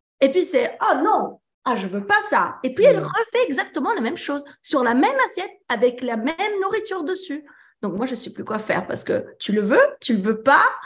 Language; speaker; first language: French; early bilingual, other home language; Italian